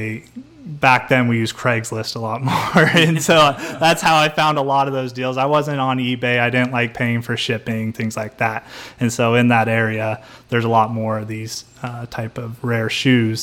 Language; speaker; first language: English; native; English